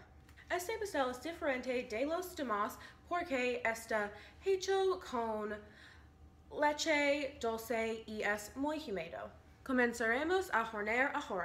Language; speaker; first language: Spanish; non-native, learner; English